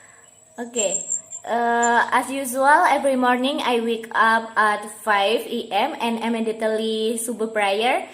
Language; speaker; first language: English; non-native, learner; Indonesian